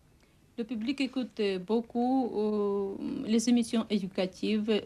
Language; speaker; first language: French; non-native, fluent; Russian